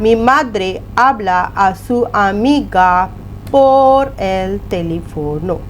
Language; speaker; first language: Spanish; non-native, fluent; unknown